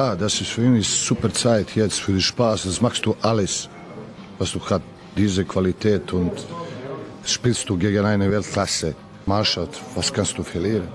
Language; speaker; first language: German; non-native, learner; Serbian